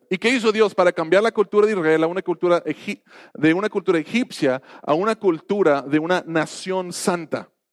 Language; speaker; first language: Spanish; non-native, fluent; English